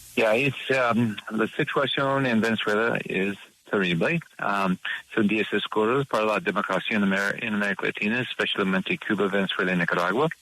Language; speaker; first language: Spanish; non-native, learner; English